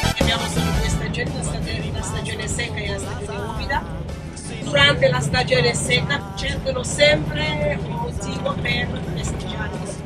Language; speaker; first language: Italian; non-native, fluent; Malagasy